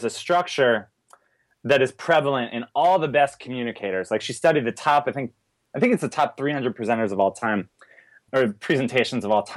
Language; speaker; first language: English; native; English